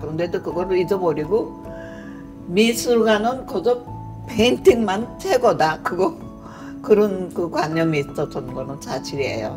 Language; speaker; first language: Korean; early bilingual, heritage; Korean